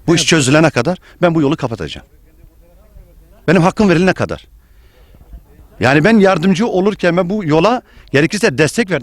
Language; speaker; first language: Turkish; non-native, local second language; Kurdish